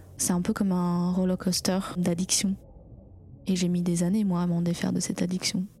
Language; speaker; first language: French; early bilingual, other home language; Chinese